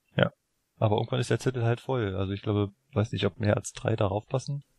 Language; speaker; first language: German; native; German